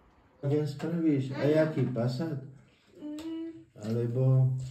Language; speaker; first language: Slovak; non-native, learner; Arabic